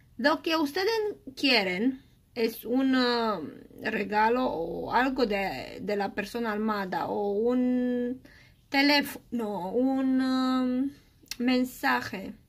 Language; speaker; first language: Spanish; non-native, learner; Romanian